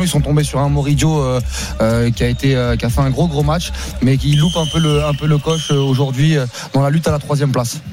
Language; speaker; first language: French; native; French